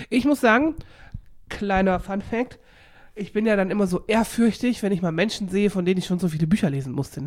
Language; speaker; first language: German; native; German